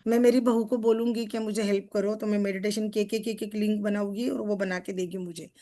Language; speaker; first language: Hindi; non-native, local second language; Marathi